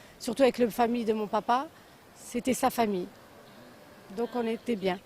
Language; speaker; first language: French; native; French